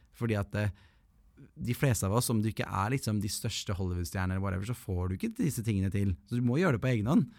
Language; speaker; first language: Norwegian; native; Norwegian